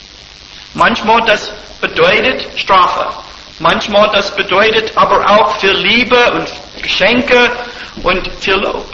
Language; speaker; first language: German; non-native, fluent; English